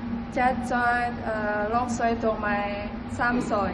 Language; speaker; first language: Cantonese; non-native, learner; Indonesian